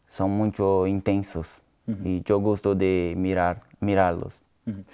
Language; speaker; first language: Spanish; non-native, learner; Portuguese